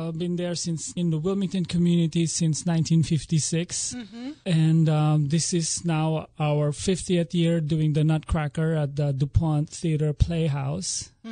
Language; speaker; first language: English; non-native, local second language; Filipino